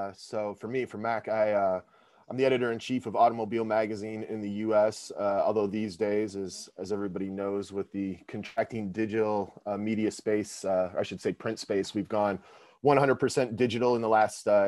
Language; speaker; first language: English; native; English